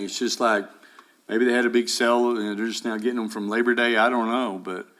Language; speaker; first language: English; native; English